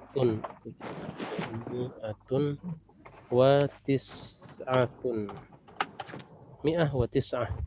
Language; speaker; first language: Arabic; non-native, learner; Indonesian